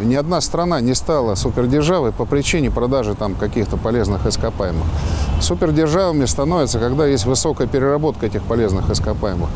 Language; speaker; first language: Russian; native; Russian